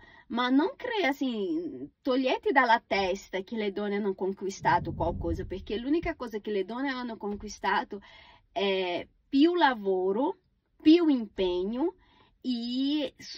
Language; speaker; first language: Italian; non-native, fluent; Portuguese